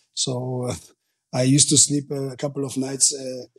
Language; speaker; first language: English; non-native, fluent; German